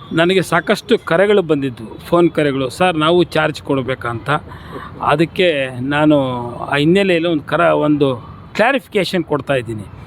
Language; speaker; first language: Kannada; native; Kannada